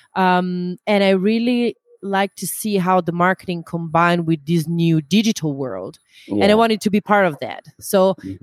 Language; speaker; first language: English; non-native, fluent; Italian